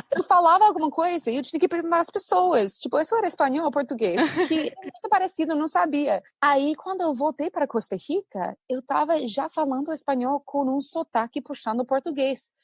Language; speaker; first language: Portuguese; non-native, fluent; English